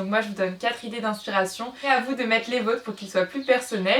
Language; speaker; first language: French; native; French